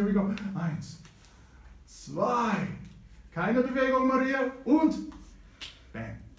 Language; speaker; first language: German; non-native, fluent; English